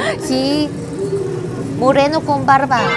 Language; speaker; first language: Spanish; non-native, learner; Korean